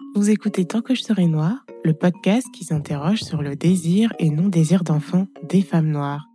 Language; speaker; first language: French; non-native, fluent; German